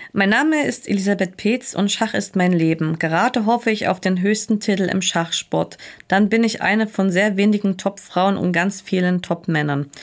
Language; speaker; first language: German; native; German